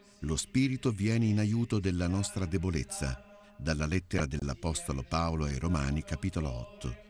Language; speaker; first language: Italian; native; Italian